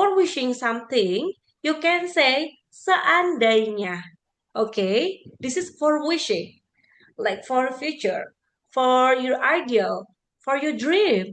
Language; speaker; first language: English; non-native, fluent; Indonesian